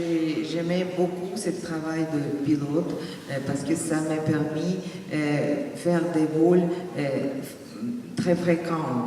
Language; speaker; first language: French; non-native, fluent; Russian